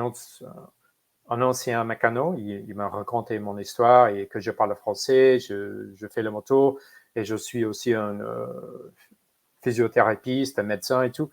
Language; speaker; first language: French; non-native, fluent; English